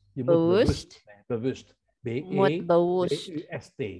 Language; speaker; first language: Dutch; non-native, learner; Indonesian